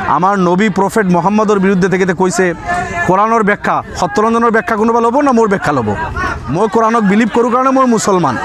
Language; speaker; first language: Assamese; non-native, local second language; Bangla